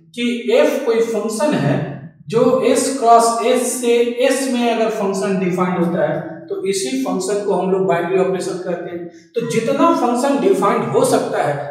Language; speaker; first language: Hindi; native; Hindi